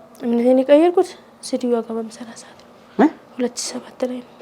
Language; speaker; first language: Amharic; native; Amharic